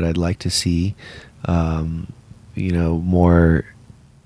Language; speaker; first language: English; native; English